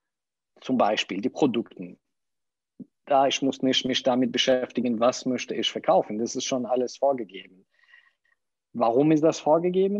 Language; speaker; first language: German; non-native, fluent; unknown